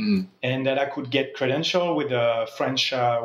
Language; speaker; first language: English; non-native, fluent; French